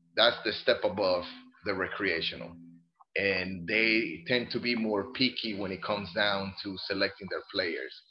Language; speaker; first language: English; non-native, fluent; Spanish